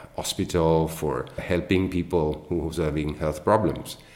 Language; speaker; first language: English; non-native, fluent; Italian